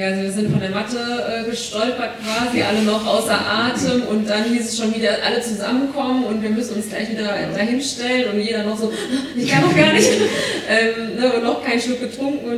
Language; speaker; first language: German; native; German